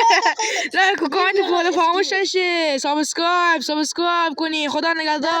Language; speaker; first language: Persian; native; Persian